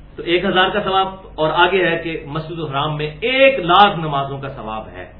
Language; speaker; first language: Urdu; native; Urdu